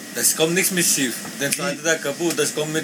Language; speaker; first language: German; non-native, local second language; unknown